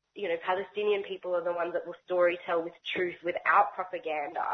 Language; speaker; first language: English; native; English